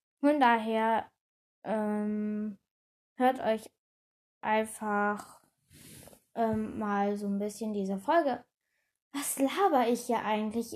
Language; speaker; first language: German; native; German